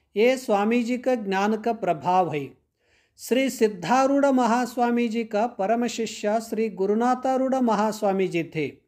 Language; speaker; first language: Hindi; non-native, local second language; Kannada